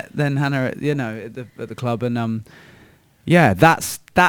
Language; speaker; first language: English; native; English